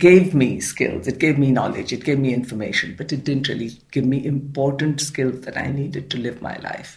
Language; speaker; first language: English; non-native, local second language; Marathi